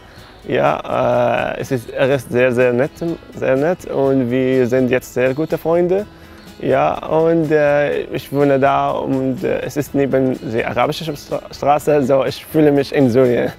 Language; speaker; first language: German; non-native, learner; Arabic